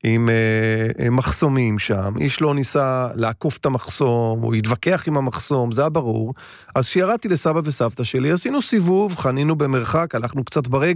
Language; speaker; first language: Hebrew; native; Hebrew